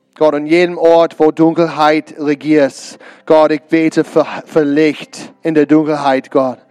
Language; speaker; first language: German; non-native, learner; English